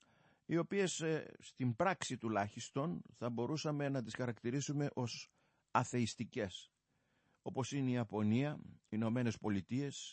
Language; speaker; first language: Greek; native; Greek